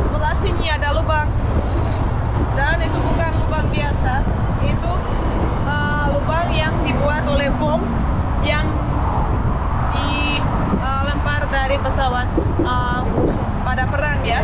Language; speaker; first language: Indonesian; non-native, fluent; Russian